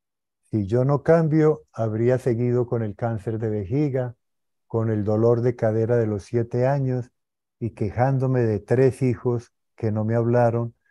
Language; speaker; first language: Spanish; native; Spanish